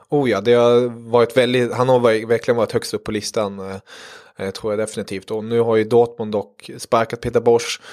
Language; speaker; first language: Swedish; early bilingual, other home language; German